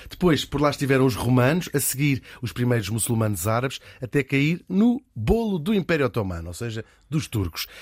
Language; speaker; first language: Portuguese; native; Portuguese